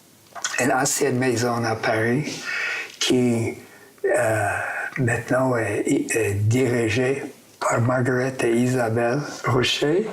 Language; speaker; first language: French; non-native, fluent; English